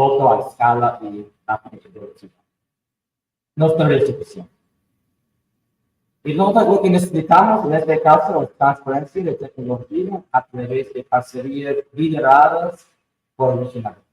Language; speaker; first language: Spanish; non-native, fluent; English